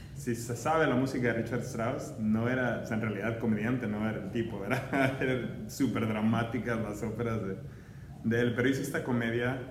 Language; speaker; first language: Spanish; native; Spanish